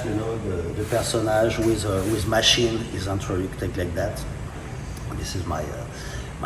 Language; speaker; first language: English; non-native, learner; French